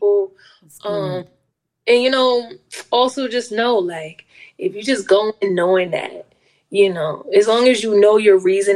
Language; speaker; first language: English; native; English